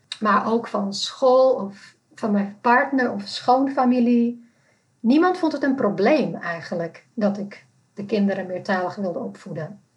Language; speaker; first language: Dutch; non-native, fluent; Czech